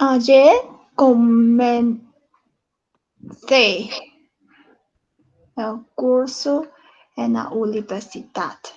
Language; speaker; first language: Spanish; non-native, learner; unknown